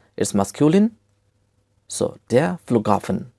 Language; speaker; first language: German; non-native, fluent; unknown